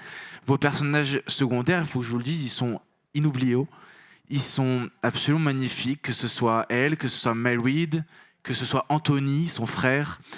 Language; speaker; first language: French; native; French